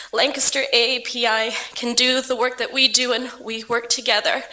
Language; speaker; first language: English; native; English